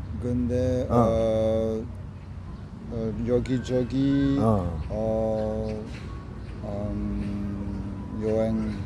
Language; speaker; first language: Korean; non-native, learner; French